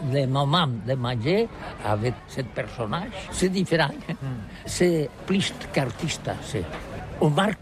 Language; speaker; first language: French; non-native, learner; Catalan